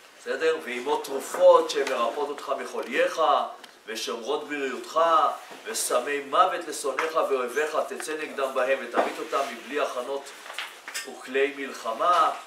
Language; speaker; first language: Hebrew; native; Hebrew